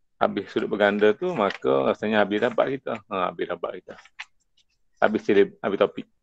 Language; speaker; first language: Malay; native; Malay